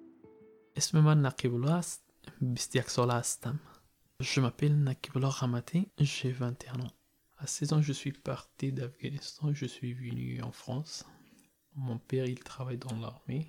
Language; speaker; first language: French; non-native, learner; Persian